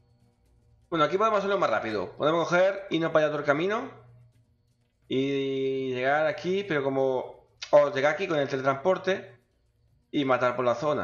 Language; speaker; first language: Spanish; native; Spanish